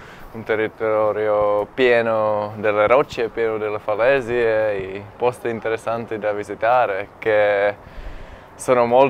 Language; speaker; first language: Italian; non-native, fluent; Czech